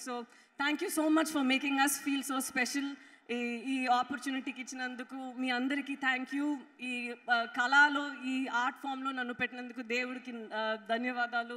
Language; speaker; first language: Telugu; non-native, learner; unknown